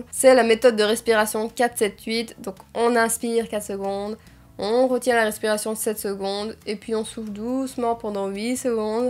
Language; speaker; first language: French; native; French